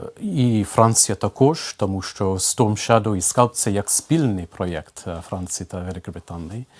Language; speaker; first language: Ukrainian; non-native, fluent; English